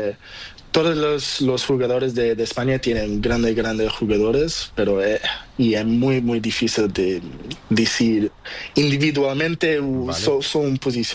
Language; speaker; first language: Spanish; non-native, learner; Portuguese